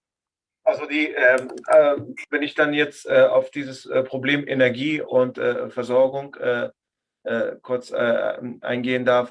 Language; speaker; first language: German; non-native, fluent; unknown